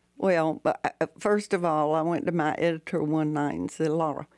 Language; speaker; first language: English; native; English